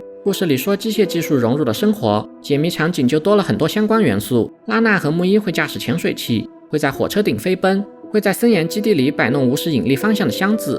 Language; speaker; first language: Chinese; native; Chinese